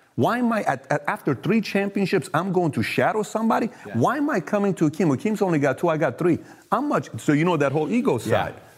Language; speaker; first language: English; early bilingual, other home language; Persian